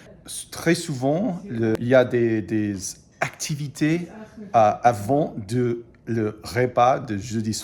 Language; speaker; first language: French; non-native, fluent; English